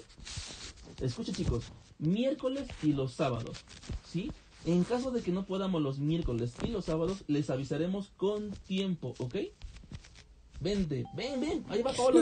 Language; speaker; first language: Spanish; native; Spanish